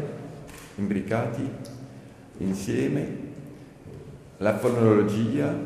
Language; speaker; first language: Italian; non-native, learner; French